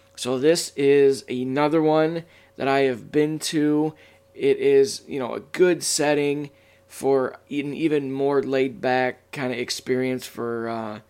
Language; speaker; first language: English; native; English